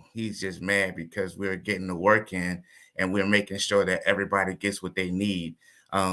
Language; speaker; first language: English; native; English